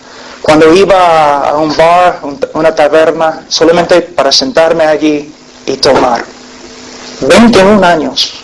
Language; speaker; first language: Spanish; non-native, fluent; English